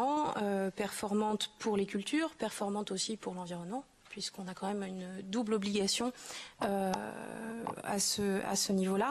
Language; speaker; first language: French; native; French